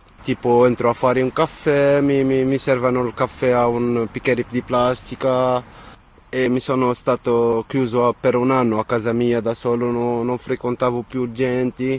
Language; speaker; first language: Italian; non-native, fluent; Arabic